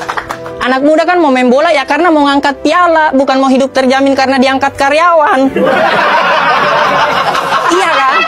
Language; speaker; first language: Indonesian; native; Indonesian